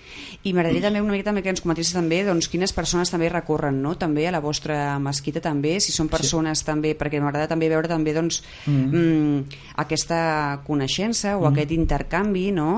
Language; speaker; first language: Catalan; native; Catalan